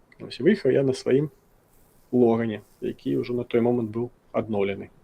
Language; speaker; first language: Belarusian; non-native, local second language; Russian